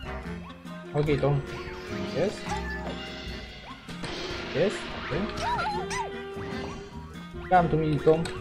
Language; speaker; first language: English; non-native, learner; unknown